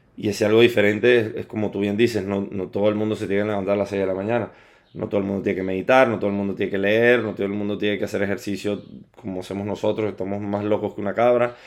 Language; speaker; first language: Spanish; native; Spanish